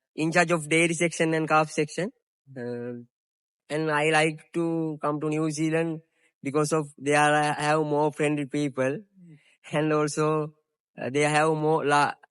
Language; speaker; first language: English; non-native, local second language; Sinhala